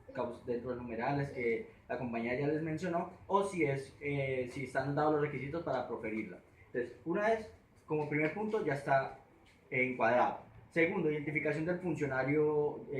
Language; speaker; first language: Spanish; native; Spanish